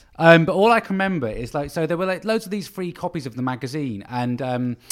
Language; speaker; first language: English; native; English